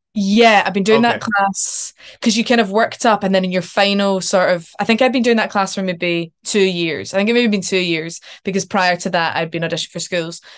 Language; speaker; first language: English; native; English